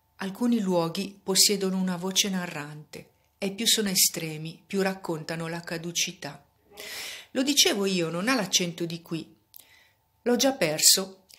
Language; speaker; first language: Italian; native; Italian